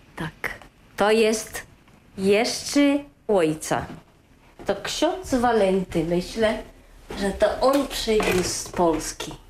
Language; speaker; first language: Polish; early bilingual, heritage; Polish